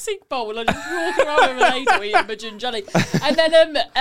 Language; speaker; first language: English; native; English